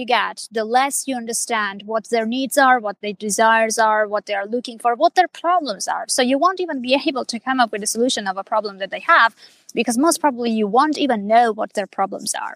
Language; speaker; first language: English; non-native, fluent; Armenian